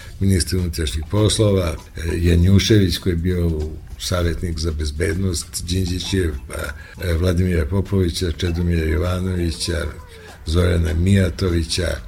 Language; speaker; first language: Serbian; native; Serbian